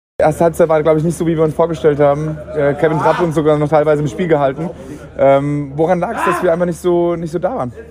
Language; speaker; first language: German; native; German